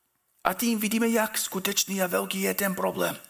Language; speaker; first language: Czech; non-native, fluent; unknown